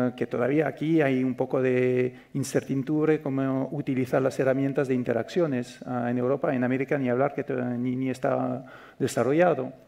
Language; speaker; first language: Spanish; non-native, fluent; French